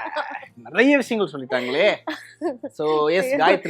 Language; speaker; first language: Tamil; native; Tamil